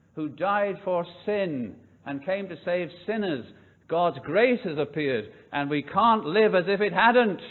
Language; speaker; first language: English; native; English